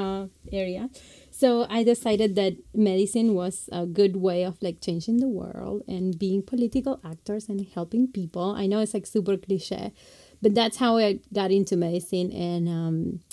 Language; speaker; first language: English; non-native, fluent; Spanish